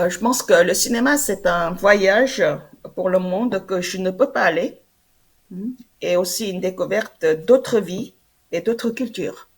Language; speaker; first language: French; non-native, fluent; Korean